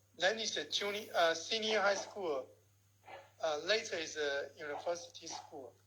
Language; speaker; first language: English; non-native, learner; Chinese